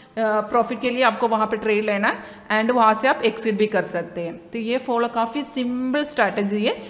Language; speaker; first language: Hindi; non-native, local second language; Malayalam